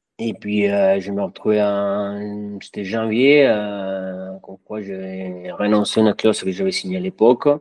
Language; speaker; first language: French; non-native, fluent; Spanish